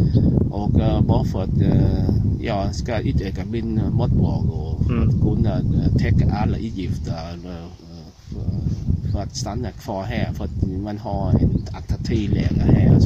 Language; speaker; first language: Swedish; non-native, learner; Vietnamese